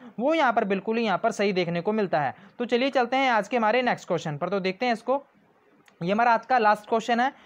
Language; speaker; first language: Hindi; non-native, local second language; Punjabi